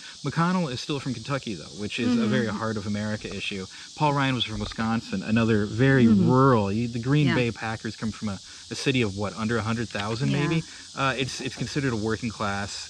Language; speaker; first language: English; native; English